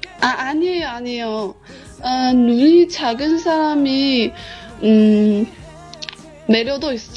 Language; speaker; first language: Korean; non-native, learner; Chinese